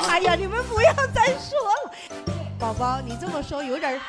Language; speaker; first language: Chinese; native; Chinese